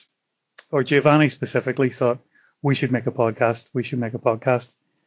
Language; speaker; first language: English; native; English